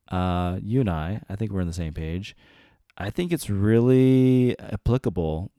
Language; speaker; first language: English; native; English